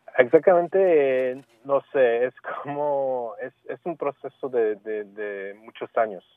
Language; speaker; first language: Spanish; non-native, fluent; French